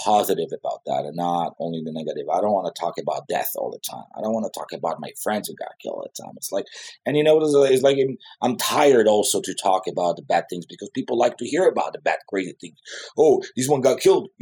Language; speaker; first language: English; non-native, fluent; Hebrew